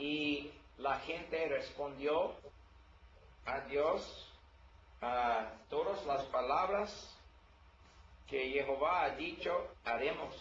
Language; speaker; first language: Spanish; non-native, learner; English